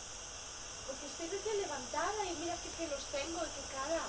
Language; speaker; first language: Spanish; native; Spanish